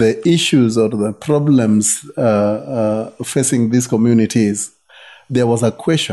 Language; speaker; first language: English; non-native, local second language; Luo (Kenya and Tanzania)